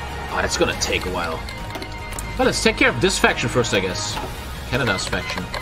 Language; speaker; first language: English; non-native, fluent; German